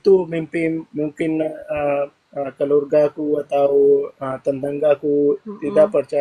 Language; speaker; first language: Indonesian; non-native, learner; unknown